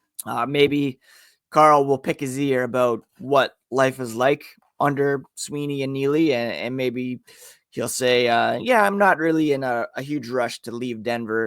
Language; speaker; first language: English; native; English